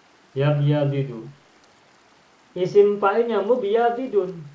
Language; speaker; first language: Arabic; non-native, fluent; Indonesian